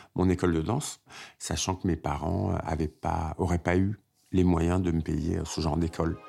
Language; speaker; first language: French; native; French